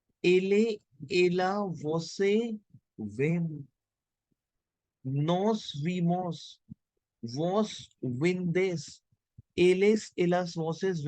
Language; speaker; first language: Portuguese; non-native, learner; Hindi